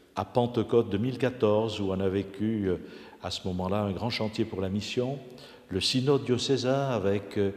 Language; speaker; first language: French; native; French